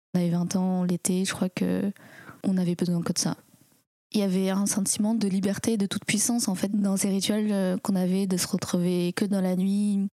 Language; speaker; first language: French; early bilingual, other home language; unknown